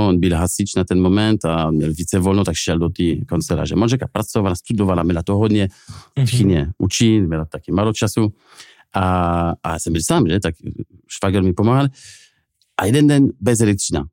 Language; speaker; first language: Czech; non-native, fluent; French